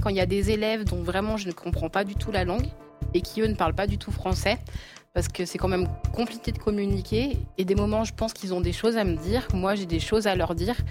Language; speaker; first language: French; native; French